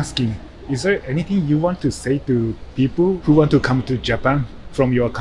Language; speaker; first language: English; non-native, fluent; Japanese